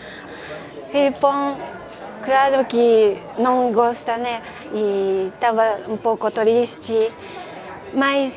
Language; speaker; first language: Portuguese; non-native, fluent; Japanese